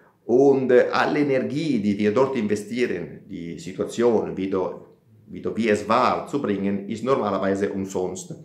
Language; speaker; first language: German; non-native, fluent; Italian